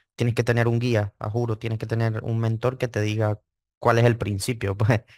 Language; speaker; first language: Spanish; native; Spanish